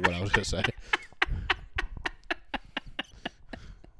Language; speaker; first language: English; native; English